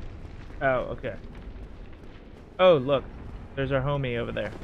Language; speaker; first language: English; native; English